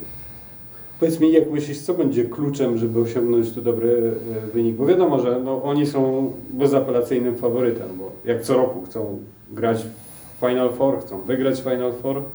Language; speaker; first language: Polish; native; Polish